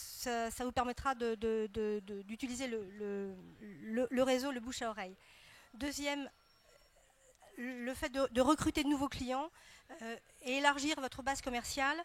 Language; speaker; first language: French; native; French